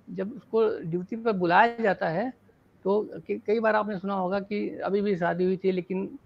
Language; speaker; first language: Hindi; native; Hindi